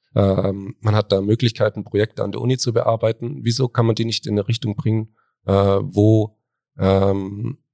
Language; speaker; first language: German; native; German